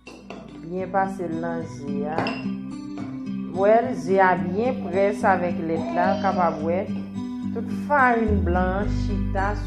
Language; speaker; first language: French; non-native, learner; Haitian Creole